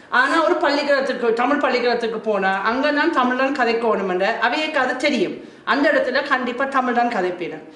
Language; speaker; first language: Tamil; non-native, fluent; German